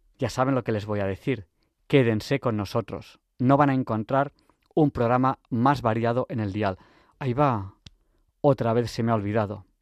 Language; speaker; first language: Spanish; native; Spanish